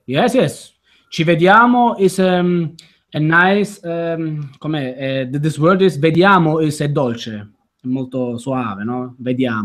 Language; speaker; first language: Italian; native; Italian